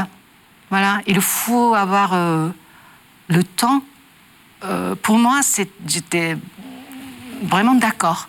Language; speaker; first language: French; non-native, learner; Japanese